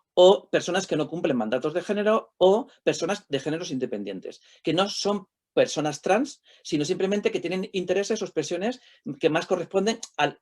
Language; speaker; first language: Spanish; native; Spanish